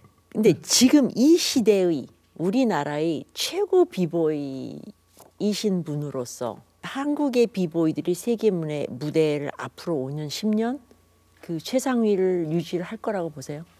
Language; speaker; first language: Korean; native; Korean